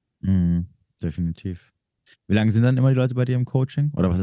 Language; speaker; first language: German; native; German